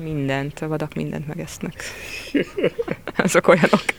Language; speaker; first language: Hungarian; native; Hungarian